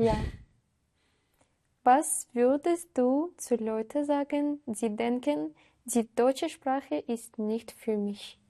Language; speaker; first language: German; non-native, learner; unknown